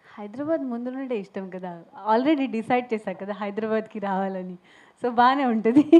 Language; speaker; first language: Telugu; non-native, fluent; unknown